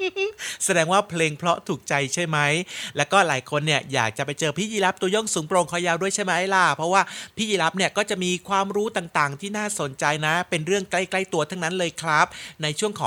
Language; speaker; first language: Thai; native; Thai